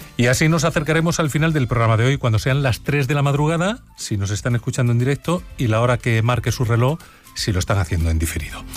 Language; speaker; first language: Spanish; native; Spanish